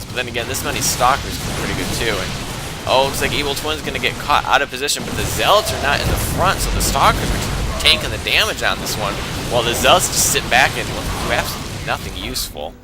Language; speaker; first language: English; native; English